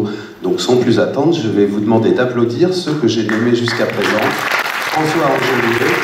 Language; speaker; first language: French; native; French